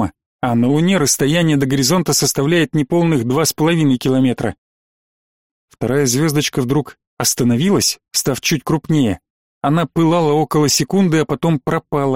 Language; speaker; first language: Russian; native; Russian